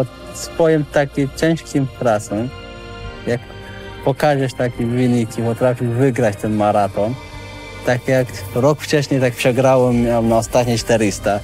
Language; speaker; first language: Polish; non-native, learner; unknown